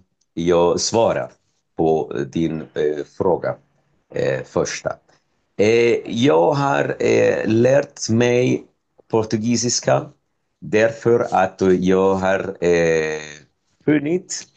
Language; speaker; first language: Swedish; non-native, learner; Spanish